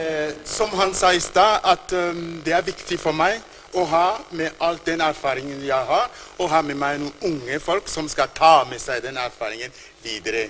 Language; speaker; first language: Norwegian; non-native, fluent; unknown